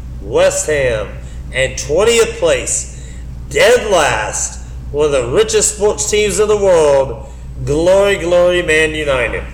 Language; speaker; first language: English; native; English